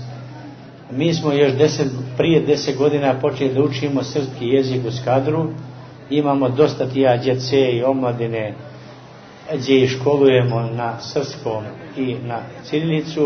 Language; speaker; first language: Serbian; early bilingual, heritage; Serbian